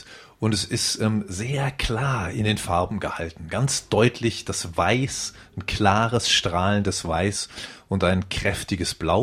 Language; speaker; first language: German; native; German